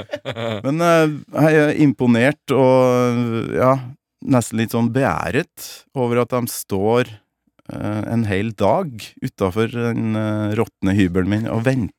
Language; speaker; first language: Norwegian; native; Norwegian